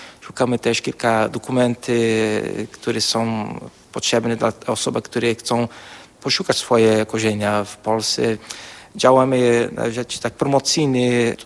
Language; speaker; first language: Polish; early bilingual, heritage; Polish